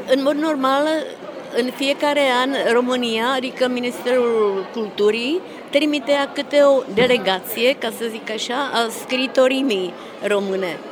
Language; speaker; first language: Romanian; non-native, fluent; Czech